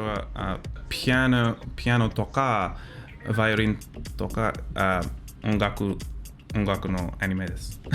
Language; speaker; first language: Japanese; non-native, learner; English